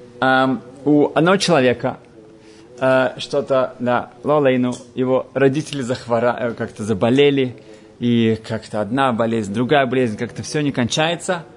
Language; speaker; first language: Russian; early bilingual, heritage; Russian